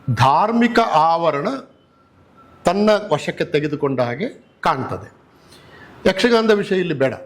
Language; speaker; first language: Kannada; native; Kannada